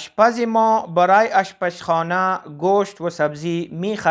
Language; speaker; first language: Persian; non-native, fluent; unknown